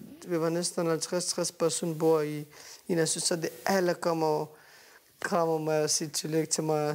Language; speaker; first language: Danish; non-native, learner; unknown